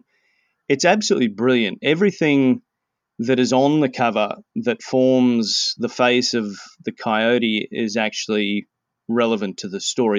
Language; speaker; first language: English; native; English